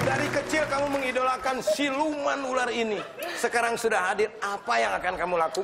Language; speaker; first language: Indonesian; native; Indonesian